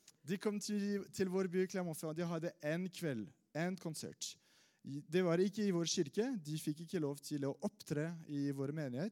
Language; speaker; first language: Norwegian; non-native, fluent; French